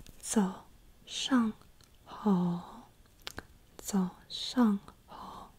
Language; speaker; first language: Chinese; non-native, fluent; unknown